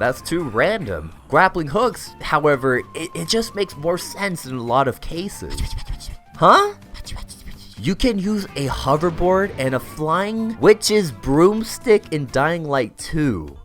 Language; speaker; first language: English; native; English